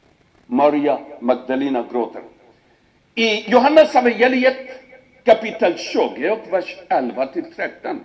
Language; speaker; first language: Swedish; non-native, fluent; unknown